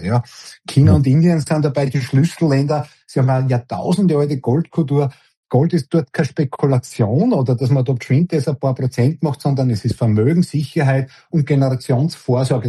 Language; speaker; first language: German; native; German